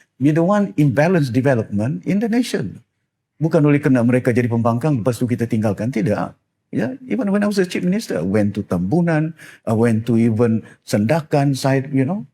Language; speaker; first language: English; non-native, local second language; Malay